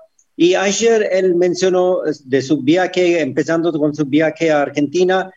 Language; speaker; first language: Spanish; non-native, fluent; Hindi